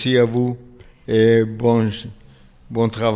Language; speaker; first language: French; non-native, fluent; Italian